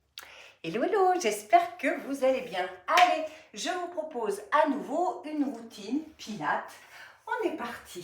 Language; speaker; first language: French; native; French